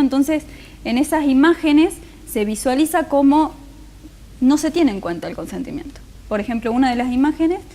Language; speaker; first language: Spanish; native; Spanish